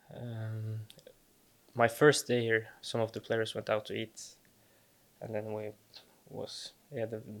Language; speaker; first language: English; non-native, fluent; Norwegian